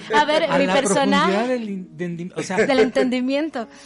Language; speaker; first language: Spanish; native; Spanish